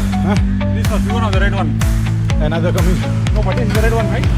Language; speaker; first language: English; non-native, learner; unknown